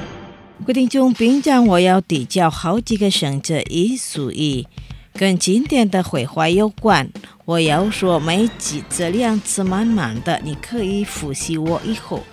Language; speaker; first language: Chinese; non-native, learner; Indonesian